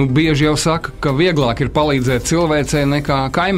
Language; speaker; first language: Latvian; native; Latvian